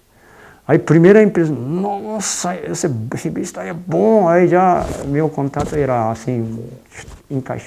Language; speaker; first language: Portuguese; non-native, fluent; Japanese